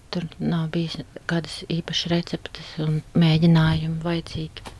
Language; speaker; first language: Latvian; native; Latvian